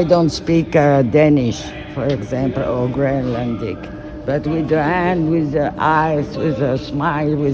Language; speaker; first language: English; non-native, learner; French